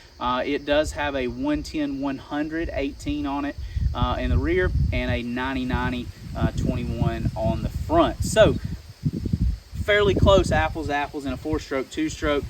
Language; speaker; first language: English; native; English